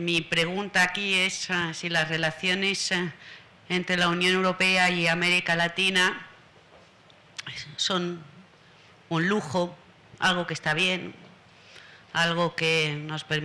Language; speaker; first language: Spanish; native; Spanish